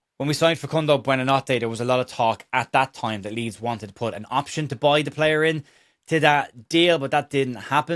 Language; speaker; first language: English; native; English